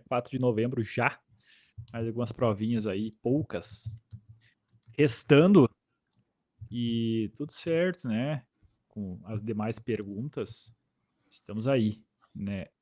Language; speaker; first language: Portuguese; native; Portuguese